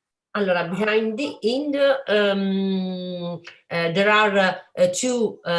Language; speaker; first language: English; non-native, learner; Italian